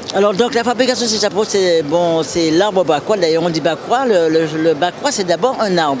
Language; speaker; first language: French; native; French